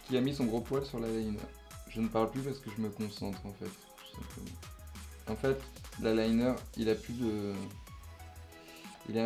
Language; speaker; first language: French; native; French